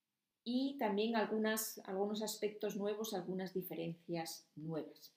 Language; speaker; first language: Spanish; non-native, fluent; German